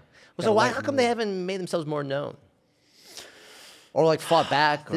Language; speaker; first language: English; native; English